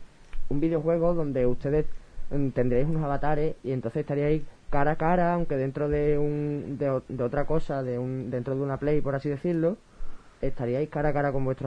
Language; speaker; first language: Spanish; native; Spanish